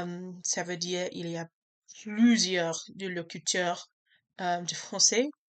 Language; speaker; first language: French; non-native, learner; English